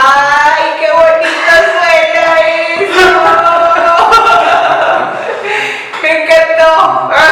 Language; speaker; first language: Spanish; native; Spanish